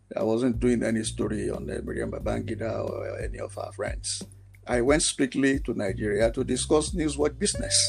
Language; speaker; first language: English; non-native, local second language; Yoruba